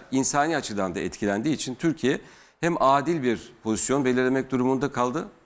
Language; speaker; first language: Turkish; native; Turkish